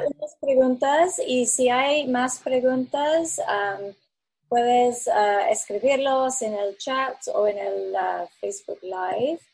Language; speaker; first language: Spanish; non-native, fluent; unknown